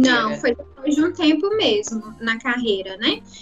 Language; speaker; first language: Portuguese; native; Portuguese